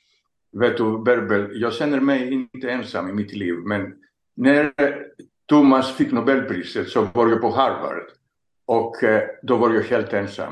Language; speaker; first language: Swedish; non-native, fluent; Greek